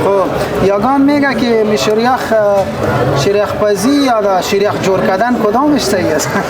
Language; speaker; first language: Persian; non-native, local second language; Pashto